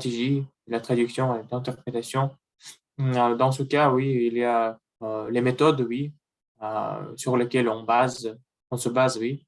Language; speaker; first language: French; non-native, learner; Russian